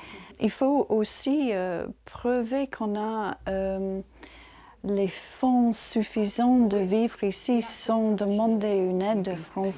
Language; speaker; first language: French; non-native, fluent; English